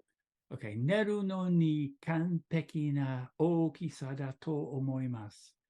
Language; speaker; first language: Japanese; non-native, learner; English